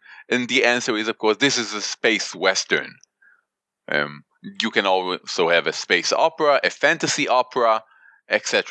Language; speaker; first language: English; non-native, fluent; Hebrew